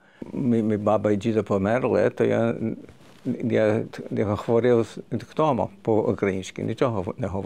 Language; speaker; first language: Ukrainian; early bilingual, heritage; Ukrainian